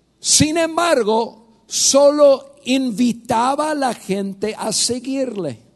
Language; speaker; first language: Spanish; non-native, fluent; English